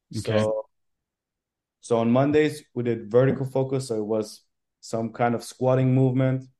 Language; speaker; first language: English; non-native, fluent; German